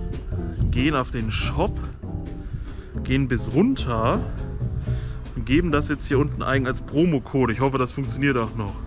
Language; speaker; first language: German; native; German